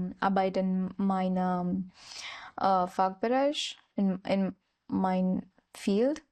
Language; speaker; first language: German; non-native, learner; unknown